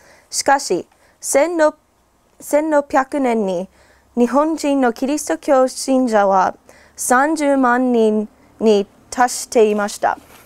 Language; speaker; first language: Japanese; non-native, fluent; English